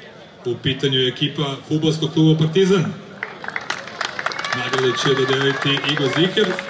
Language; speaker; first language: Croatian; native; Croatian